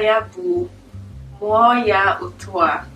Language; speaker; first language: Igbo; early bilingual, heritage; English